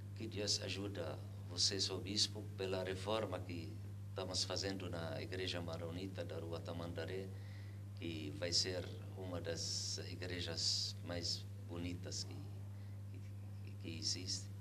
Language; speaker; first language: Portuguese; non-native, fluent; Arabic